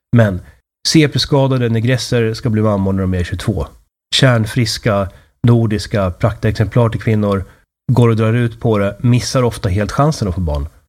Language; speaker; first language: Swedish; native; Swedish